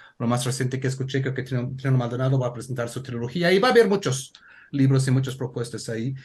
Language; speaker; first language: Spanish; non-native, fluent; English